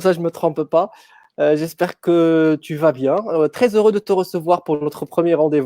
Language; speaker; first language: French; native; French